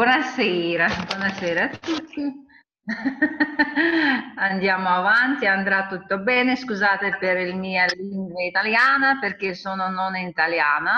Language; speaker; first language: Italian; non-native, learner; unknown